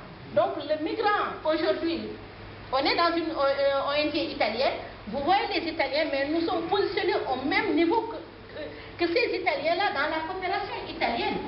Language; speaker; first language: French; non-native, local second language; Wolof